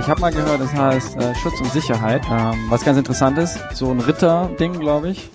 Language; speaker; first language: German; native; German